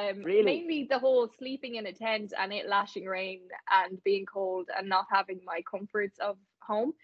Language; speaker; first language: English; native; English